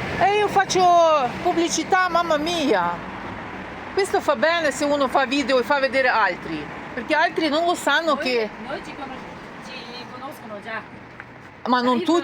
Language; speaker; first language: Italian; non-native, learner; Ukrainian